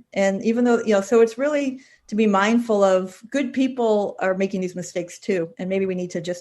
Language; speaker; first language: English; native; English